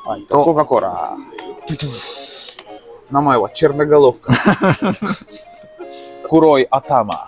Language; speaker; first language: Japanese; non-native, learner; Russian